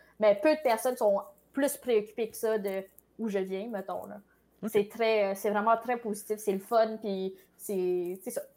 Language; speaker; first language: French; early bilingual, other home language; Tamil